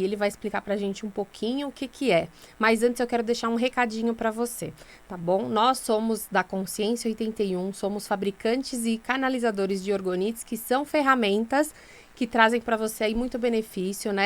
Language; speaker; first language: Portuguese; native; Portuguese